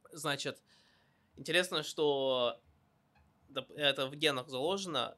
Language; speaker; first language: Russian; early bilingual, heritage; Russian